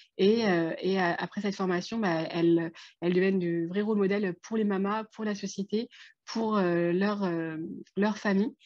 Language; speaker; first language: French; native; French